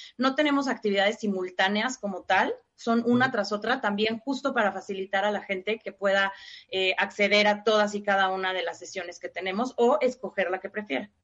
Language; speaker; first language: Spanish; native; Spanish